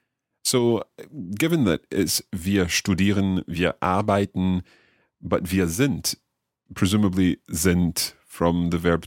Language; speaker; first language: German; non-native, learner; English